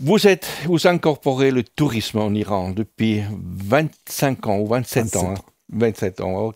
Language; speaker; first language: French; non-native, fluent; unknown